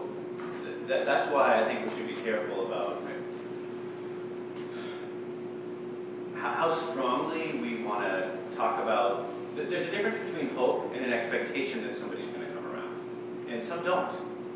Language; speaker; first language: English; non-native, fluent; Portuguese